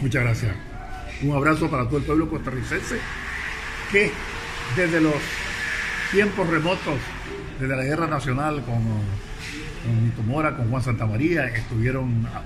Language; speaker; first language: Spanish; native; Spanish